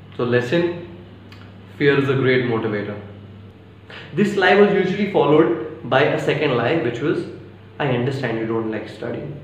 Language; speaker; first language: English; non-native, local second language; Maithili